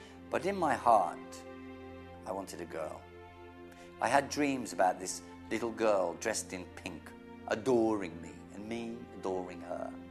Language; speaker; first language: English; native; English